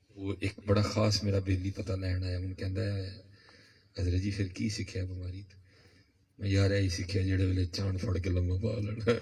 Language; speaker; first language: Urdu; non-native, local second language; Punjabi